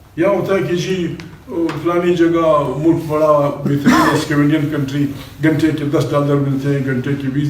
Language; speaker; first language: Urdu; non-native, local second language; Pashto